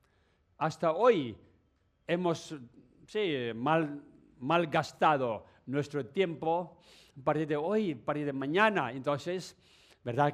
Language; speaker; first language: Spanish; non-native, learner; Tibetan